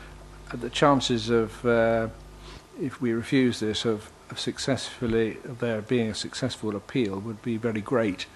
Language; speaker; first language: English; native; English